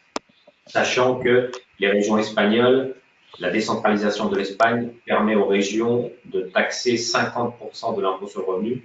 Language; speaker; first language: French; native; French